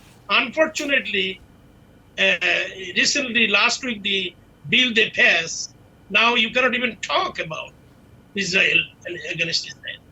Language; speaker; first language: English; non-native, local second language; Bangla